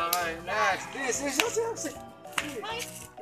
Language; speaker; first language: English; non-native, learner; Indonesian